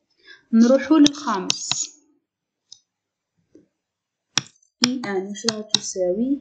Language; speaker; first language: Arabic; native; Arabic